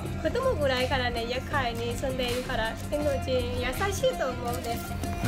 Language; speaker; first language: Japanese; non-native, learner; Burmese